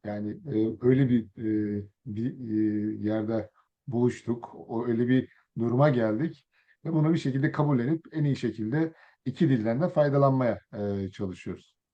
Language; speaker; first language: Turkish; early bilingual, other home language; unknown